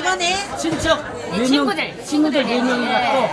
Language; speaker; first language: Korean; native; Korean